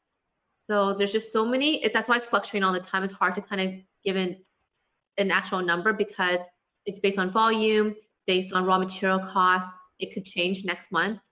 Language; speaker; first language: English; native; English